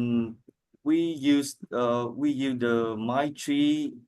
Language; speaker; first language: English; non-native, learner; Vietnamese